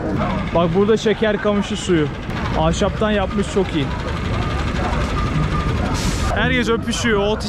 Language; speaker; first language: Turkish; native; Turkish